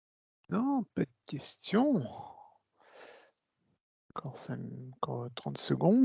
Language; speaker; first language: French; native; French